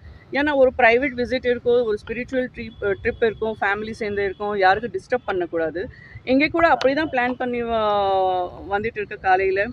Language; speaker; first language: Tamil; non-native, fluent; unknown